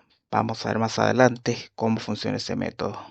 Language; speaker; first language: Spanish; native; Spanish